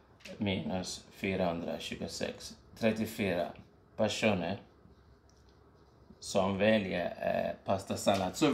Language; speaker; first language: Swedish; non-native, fluent; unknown